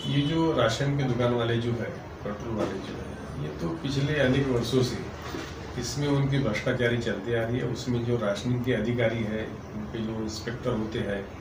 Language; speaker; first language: Hindi; native; Hindi